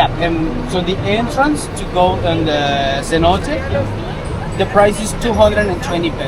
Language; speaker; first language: English; non-native, fluent; Spanish